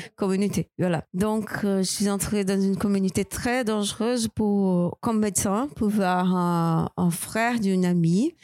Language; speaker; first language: French; non-native, fluent; Portuguese